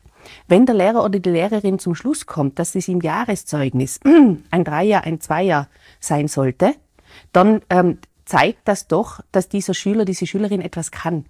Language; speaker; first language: German; native; German